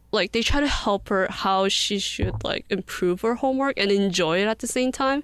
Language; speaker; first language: English; early bilingual, other home language; Korean